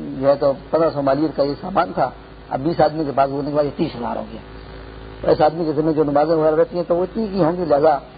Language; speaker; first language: Urdu; non-native, local second language; Pashto